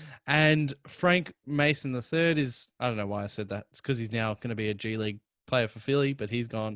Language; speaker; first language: English; native; English